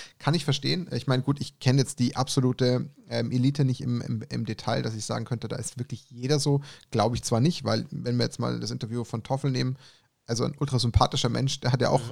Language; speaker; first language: German; native; German